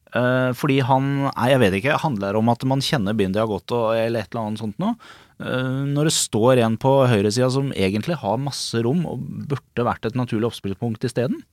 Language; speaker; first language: Norwegian; native; Norwegian